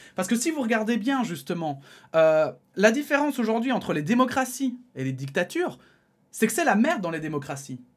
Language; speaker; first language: French; native; French